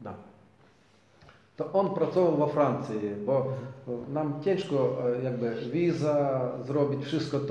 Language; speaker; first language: Polish; non-native, learner; Ukrainian